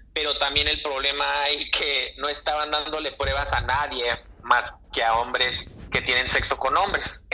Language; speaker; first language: Spanish; early bilingual, heritage; Spanish